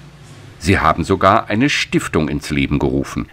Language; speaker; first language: German; native; German